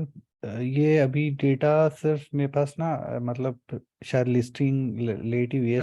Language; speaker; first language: Hindi; native; Hindi